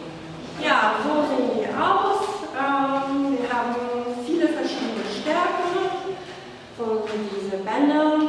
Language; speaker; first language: German; non-native, fluent; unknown